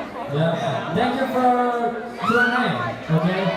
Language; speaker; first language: English; non-native, learner; Korean